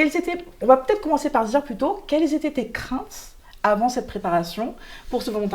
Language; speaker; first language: French; native; French